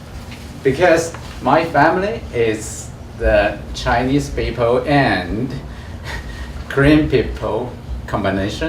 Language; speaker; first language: English; non-native, learner; Chinese